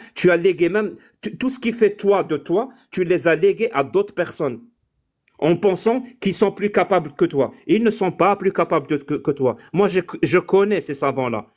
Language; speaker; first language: French; non-native, local second language; Arabic